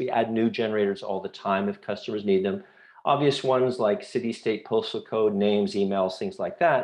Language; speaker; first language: English; native; English